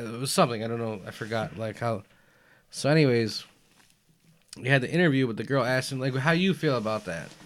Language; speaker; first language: English; early bilingual, other home language; Albanian